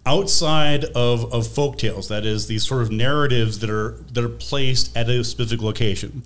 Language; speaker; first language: English; native; English